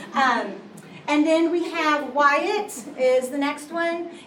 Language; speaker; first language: English; native; English